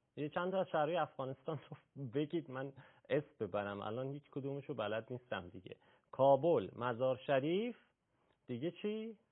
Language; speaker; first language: Persian; native; Persian